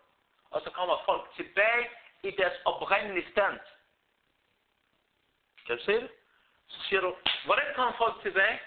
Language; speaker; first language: Danish; non-native, fluent; Arabic